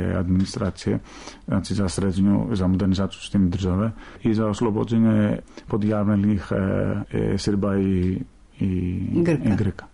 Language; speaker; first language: Serbian; non-native, fluent; Greek